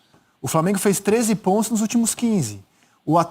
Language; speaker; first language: Portuguese; native; Portuguese